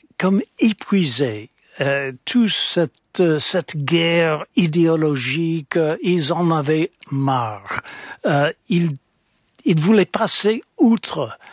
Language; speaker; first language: French; non-native, fluent; English